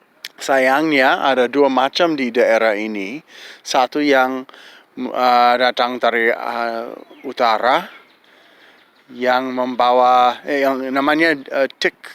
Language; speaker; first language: Indonesian; non-native, fluent; English